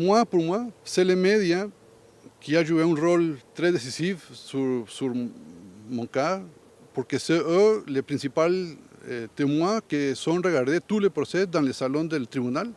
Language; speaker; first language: French; non-native, learner; Spanish